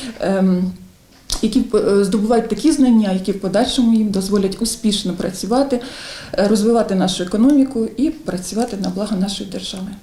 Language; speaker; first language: Ukrainian; native; Ukrainian